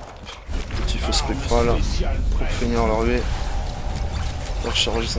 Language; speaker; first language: French; native; French